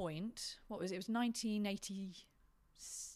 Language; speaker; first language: English; native; English